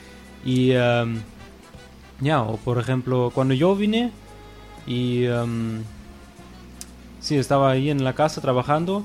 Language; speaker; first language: Spanish; non-native, fluent; German